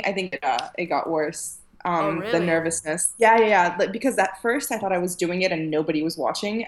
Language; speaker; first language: English; early bilingual, other home language; Arabic